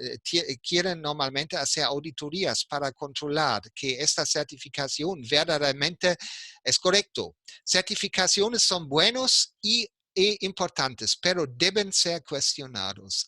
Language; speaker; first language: Spanish; non-native, fluent; German